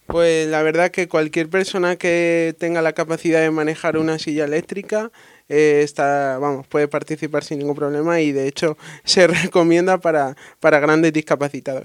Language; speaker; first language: Spanish; native; Spanish